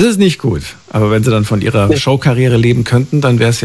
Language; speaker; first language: German; native; German